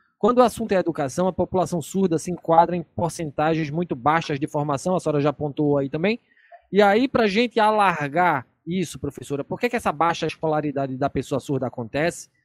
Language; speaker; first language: Portuguese; native; Portuguese